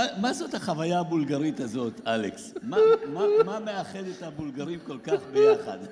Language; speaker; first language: Hebrew; native; Hebrew